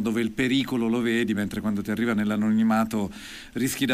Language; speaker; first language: Italian; native; Italian